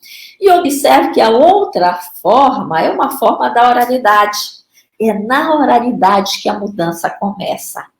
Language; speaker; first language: Portuguese; native; Portuguese